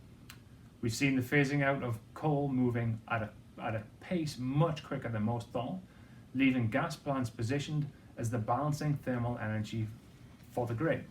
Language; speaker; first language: English; native; English